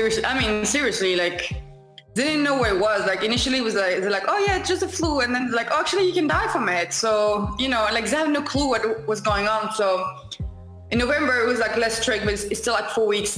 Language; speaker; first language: English; non-native, fluent; French